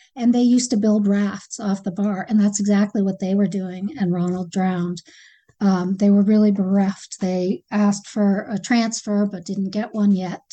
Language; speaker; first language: English; native; English